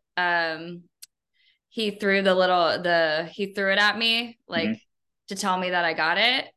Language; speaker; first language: English; native; English